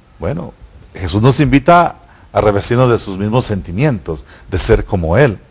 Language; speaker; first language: Spanish; native; Spanish